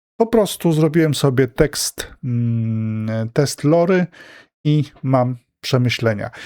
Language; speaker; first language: Polish; native; Polish